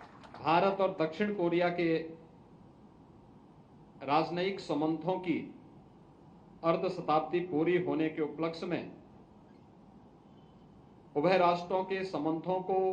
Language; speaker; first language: Hindi; native; Hindi